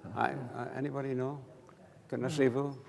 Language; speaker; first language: French; non-native, learner; English